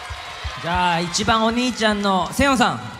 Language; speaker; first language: Japanese; non-native, fluent; Korean